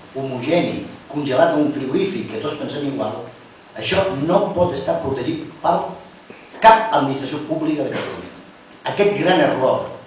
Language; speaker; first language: Catalan; non-native, local second language; Spanish